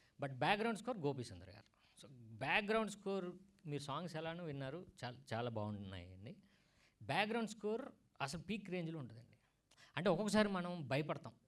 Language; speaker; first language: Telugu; native; Telugu